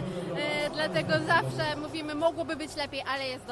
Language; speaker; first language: Polish; native; Polish